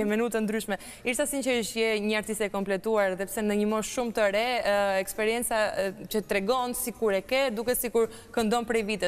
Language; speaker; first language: Albanian; native; Albanian